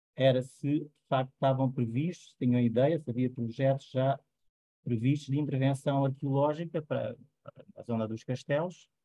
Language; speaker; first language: Portuguese; native; Portuguese